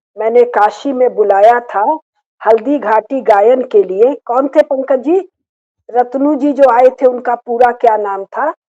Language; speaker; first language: Hindi; native; Hindi